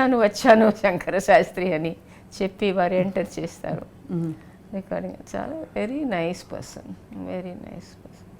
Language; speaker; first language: Telugu; non-native, local second language; Tamil